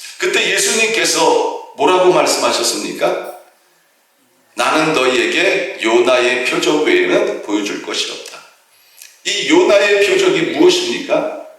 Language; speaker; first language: Korean; native; Korean